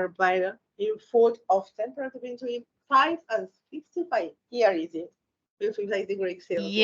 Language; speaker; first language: English; non-native, learner; Spanish